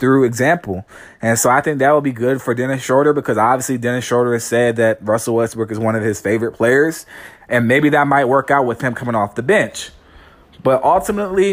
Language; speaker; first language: English; native; English